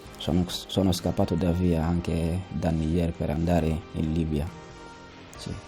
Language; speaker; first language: Italian; non-native, learner; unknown